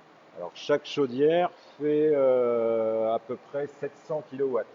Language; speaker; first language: French; native; French